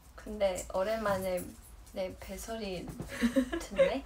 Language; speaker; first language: Korean; non-native, fluent; Chinese